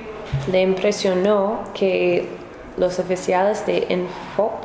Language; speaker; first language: Spanish; non-native, learner; English